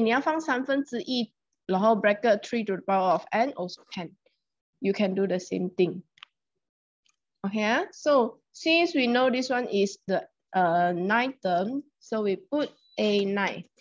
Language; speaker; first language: English; non-native, local second language; Chinese